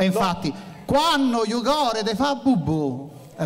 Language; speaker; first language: Italian; native; Italian